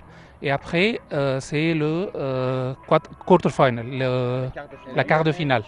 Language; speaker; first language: French; non-native, learner; Arabic